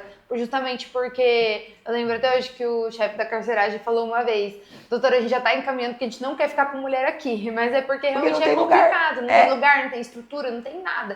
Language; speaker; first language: Portuguese; native; Portuguese